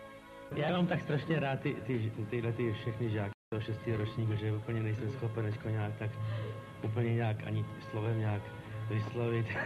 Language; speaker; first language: Czech; native; Czech